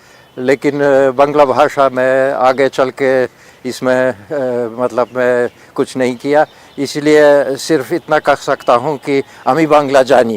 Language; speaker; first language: Hindi; non-native, fluent; Polish